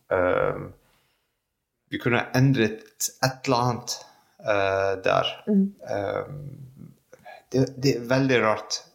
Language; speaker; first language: Norwegian; non-native, fluent; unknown